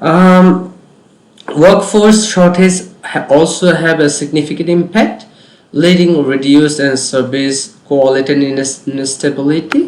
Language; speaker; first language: English; non-native, local second language; Bangla